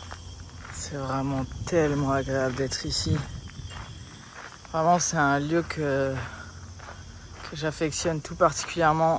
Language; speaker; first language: French; native; French